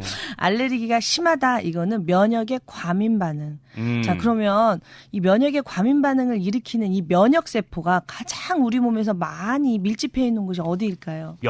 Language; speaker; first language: Korean; native; Korean